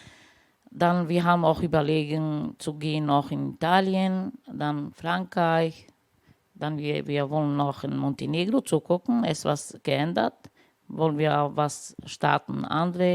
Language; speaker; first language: German; non-native, learner; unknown